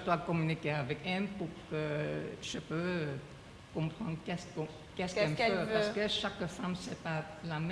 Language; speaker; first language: French; non-native, learner; Chinese